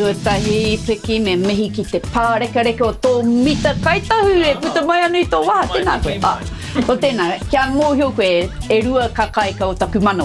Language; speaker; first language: Māori; non-native, local second language; English